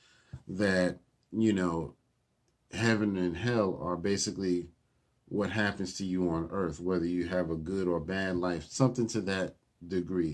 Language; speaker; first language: English; native; English